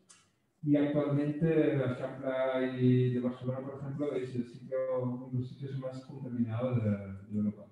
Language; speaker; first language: Spanish; non-native, fluent; Dutch